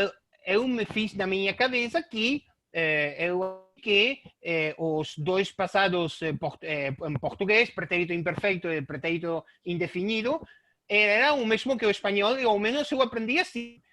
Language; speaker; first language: Portuguese; non-native, fluent; Spanish